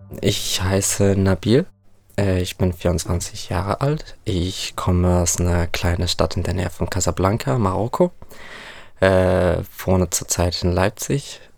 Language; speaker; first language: German; non-native, fluent; Arabic